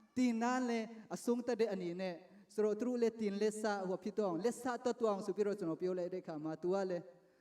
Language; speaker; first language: Burmese; non-native, local second language; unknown